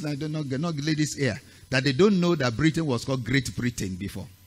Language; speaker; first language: English; non-native, local second language; Yoruba